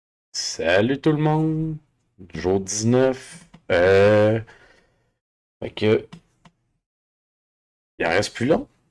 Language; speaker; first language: French; native; French